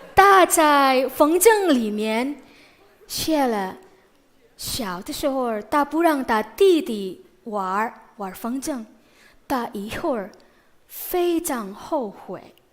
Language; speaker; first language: Chinese; non-native, fluent; Indonesian